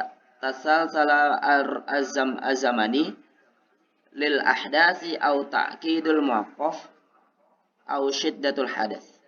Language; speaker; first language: Arabic; non-native, learner; Indonesian